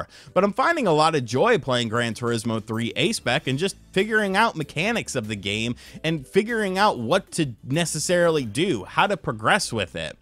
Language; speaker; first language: English; native; English